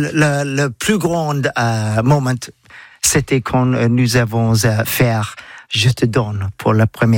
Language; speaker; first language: French; non-native, learner; English